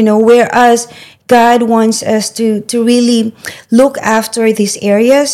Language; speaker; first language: English; non-native, local second language; Filipino